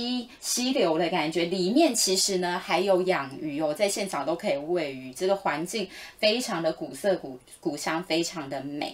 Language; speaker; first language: Chinese; native; Chinese